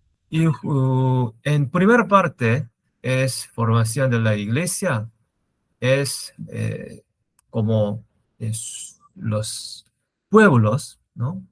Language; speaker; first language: Spanish; non-native, learner; Korean